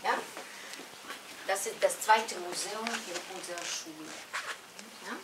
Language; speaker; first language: German; non-native, fluent; Russian